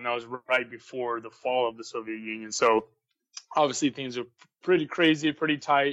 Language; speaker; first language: English; early bilingual, other home language; Russian